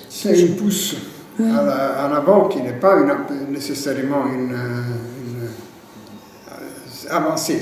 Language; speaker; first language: French; non-native, fluent; Italian